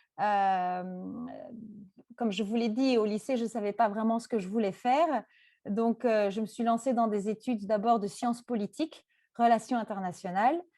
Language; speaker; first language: French; non-native, local second language; Turkish